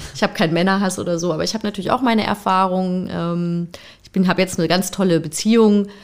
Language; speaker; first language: German; native; German